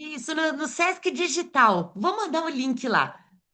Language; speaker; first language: Portuguese; native; Portuguese